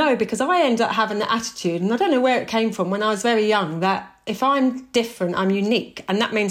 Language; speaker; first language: English; native; English